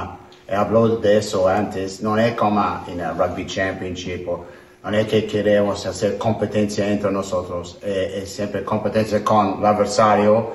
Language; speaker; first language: Spanish; non-native, learner; English